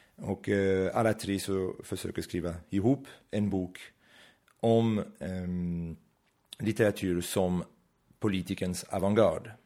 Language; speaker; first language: Swedish; non-native, fluent; French